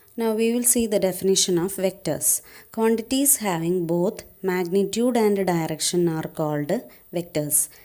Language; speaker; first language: English; non-native, local second language; Malayalam